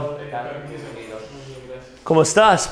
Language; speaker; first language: Spanish; non-native, fluent; English